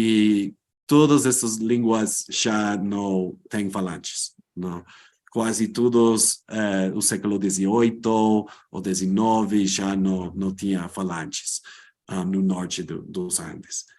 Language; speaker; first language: Portuguese; non-native, fluent; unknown